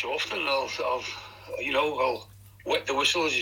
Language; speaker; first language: English; native; English